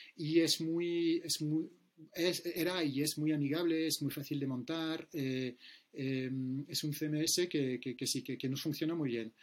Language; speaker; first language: Spanish; non-native, fluent; French